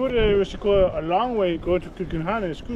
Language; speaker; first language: English; non-native, learner; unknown